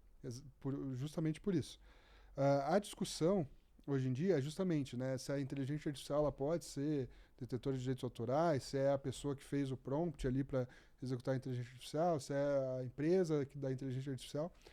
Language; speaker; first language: Portuguese; native; Portuguese